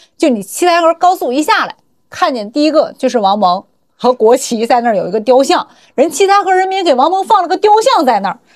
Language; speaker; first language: Chinese; native; Chinese